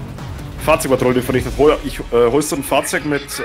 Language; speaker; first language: German; native; German